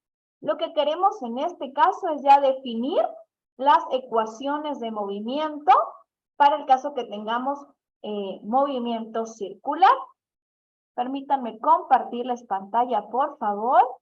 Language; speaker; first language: Spanish; native; Spanish